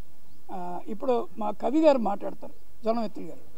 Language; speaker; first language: Telugu; native; Telugu